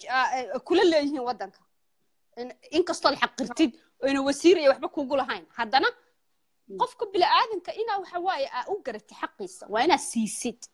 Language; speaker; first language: Somali; early bilingual, heritage; Somali